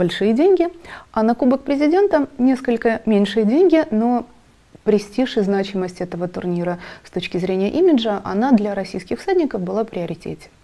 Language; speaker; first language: Russian; native; Russian